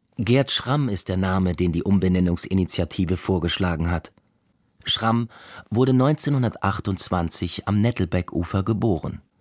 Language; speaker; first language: German; native; German